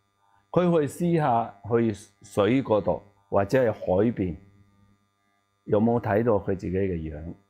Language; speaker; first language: Cantonese; non-native, learner; Tibetan